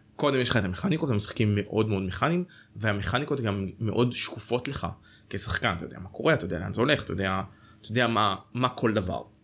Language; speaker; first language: Hebrew; native; Hebrew